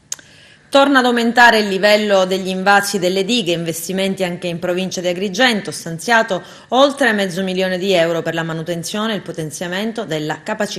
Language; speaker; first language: Italian; native; Italian